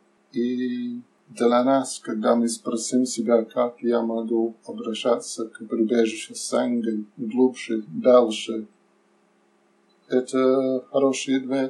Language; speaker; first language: Russian; non-native, learner; English